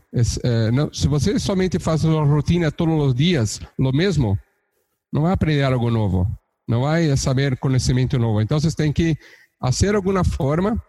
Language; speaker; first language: Portuguese; native; Portuguese